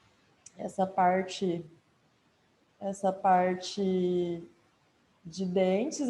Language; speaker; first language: Portuguese; native; Portuguese